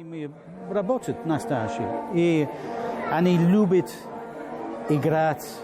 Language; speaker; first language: Russian; non-native, learner; English